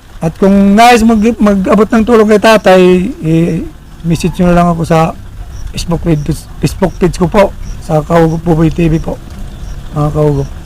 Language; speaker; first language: Filipino; non-native, local second language; Waray